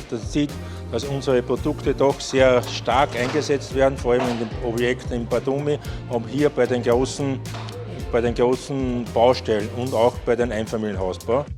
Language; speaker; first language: German; native; German